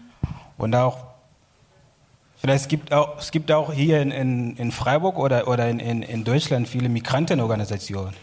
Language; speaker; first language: German; non-native, learner; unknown